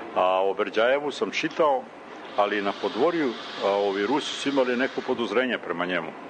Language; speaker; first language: Serbian; native; Serbian